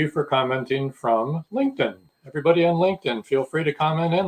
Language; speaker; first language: English; native; English